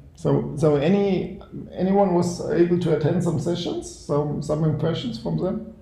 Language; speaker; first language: English; non-native, fluent; German